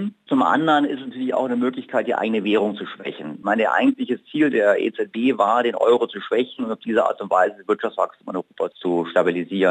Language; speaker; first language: German; native; German